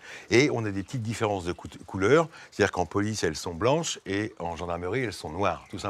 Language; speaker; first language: French; native; French